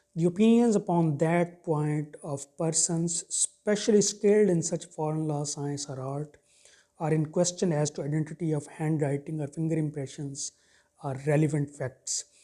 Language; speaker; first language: English; non-native, local second language; Urdu